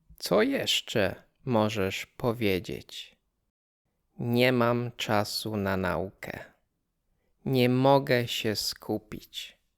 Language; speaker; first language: Polish; native; Polish